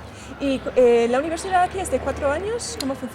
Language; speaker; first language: Spanish; non-native, fluent; English